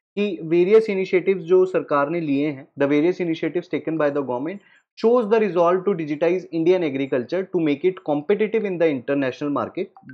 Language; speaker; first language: Hindi; native; Hindi